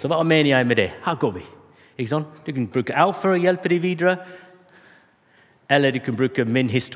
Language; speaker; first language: Norwegian; non-native, fluent; English